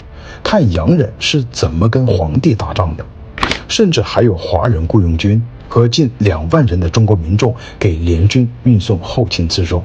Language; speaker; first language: Chinese; native; Chinese